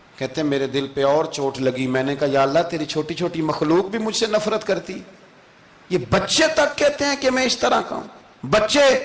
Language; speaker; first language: Urdu; non-native, local second language; Punjabi